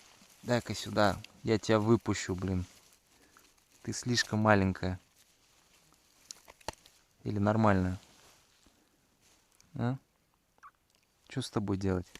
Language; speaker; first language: Russian; native; Russian